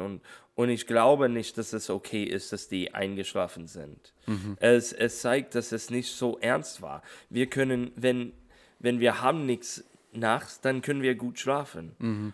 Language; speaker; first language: German; non-native, fluent; English